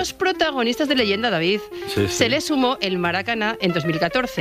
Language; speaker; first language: Spanish; native; Spanish